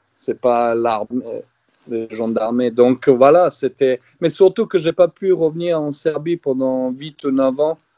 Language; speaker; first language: French; non-native, fluent; Serbian